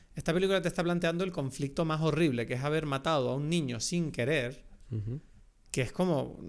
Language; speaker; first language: Spanish; native; Spanish